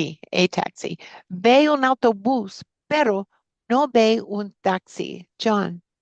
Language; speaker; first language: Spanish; non-native, fluent; English